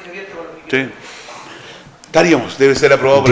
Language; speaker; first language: Spanish; native; Spanish